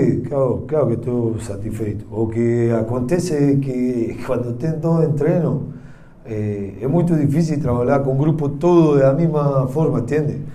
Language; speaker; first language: Portuguese; non-native, learner; Spanish